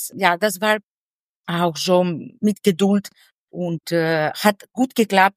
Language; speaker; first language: German; non-native, fluent; Greek